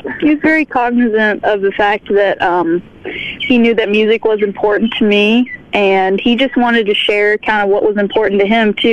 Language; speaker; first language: English; native; English